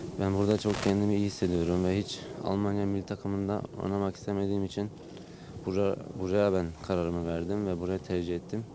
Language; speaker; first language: Turkish; early bilingual, heritage; Turkish